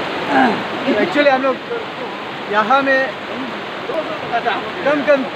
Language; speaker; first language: Hindi; non-native, local second language; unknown